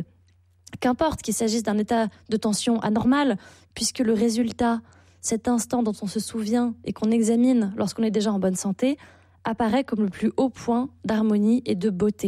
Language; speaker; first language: French; native; French